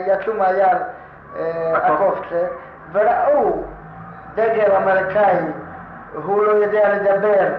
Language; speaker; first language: Hebrew; non-native, fluent; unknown